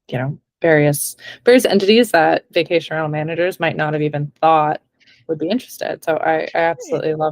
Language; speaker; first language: English; native; English